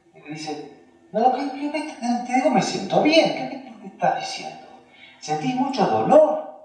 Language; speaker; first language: Spanish; early bilingual, other home language; Hungarian